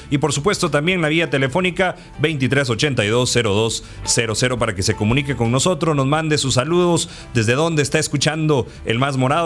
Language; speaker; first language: Spanish; native; Spanish